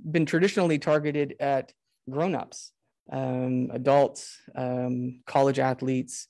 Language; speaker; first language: English; native; English